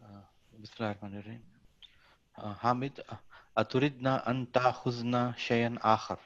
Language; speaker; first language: Arabic; non-native, learner; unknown